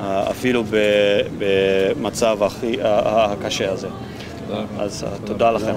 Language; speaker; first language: Hebrew; non-native, fluent; English